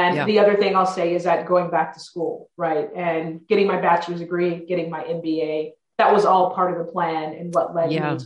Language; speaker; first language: English; native; English